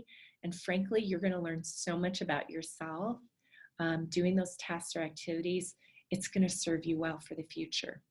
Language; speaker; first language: English; native; English